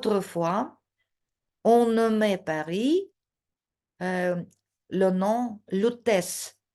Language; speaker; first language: French; non-native, fluent; Russian